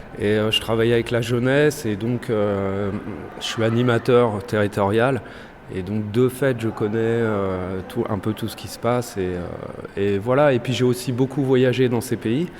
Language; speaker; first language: French; native; French